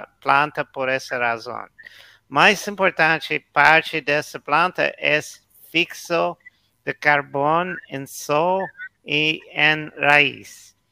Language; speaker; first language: Portuguese; non-native, learner; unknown